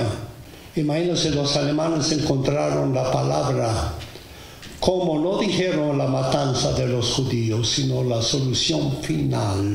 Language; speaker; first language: Spanish; non-native, fluent; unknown